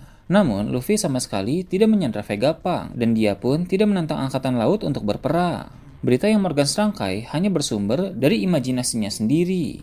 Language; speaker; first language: Indonesian; native; Indonesian